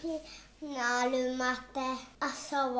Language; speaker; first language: Japanese; early bilingual, heritage; Japanese